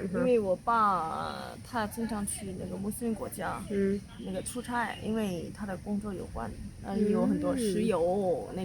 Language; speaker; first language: Chinese; non-native, fluent; Korean